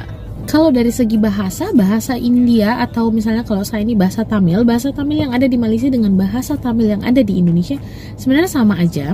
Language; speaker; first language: Indonesian; non-native, local second language; Tamil